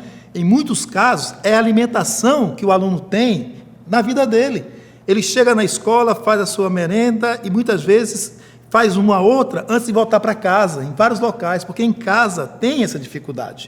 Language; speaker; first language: Portuguese; native; Portuguese